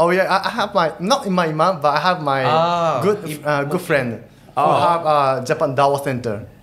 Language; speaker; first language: English; non-native, fluent; Japanese